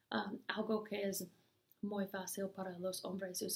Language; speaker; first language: Spanish; non-native, learner; English